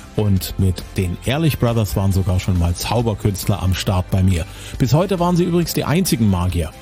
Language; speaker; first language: German; native; German